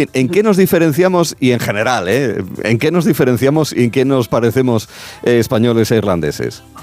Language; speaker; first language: Spanish; native; Spanish